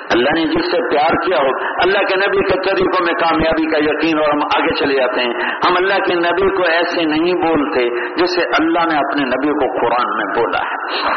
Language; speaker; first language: Urdu; non-native, local second language; Punjabi